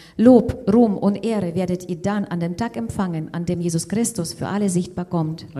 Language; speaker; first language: German; non-native, fluent; Russian